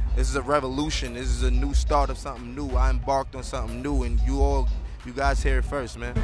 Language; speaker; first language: English; native; English